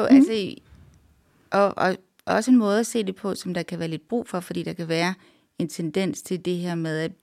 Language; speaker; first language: Danish; native; Danish